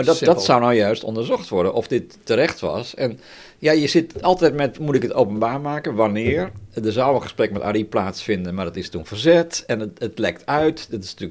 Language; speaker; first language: Dutch; native; Dutch